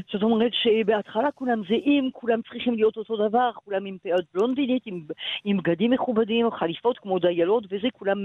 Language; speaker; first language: Hebrew; non-native, fluent; French